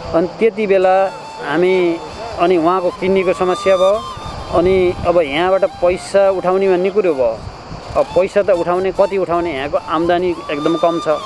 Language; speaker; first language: Nepali; native; Nepali